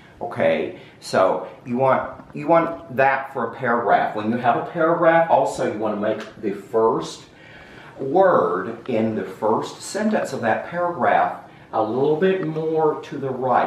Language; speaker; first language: English; native; English